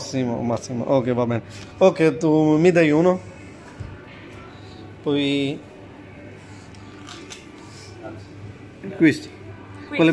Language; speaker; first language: Italian; non-native, learner; Urdu